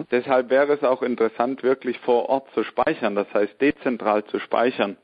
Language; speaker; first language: German; native; German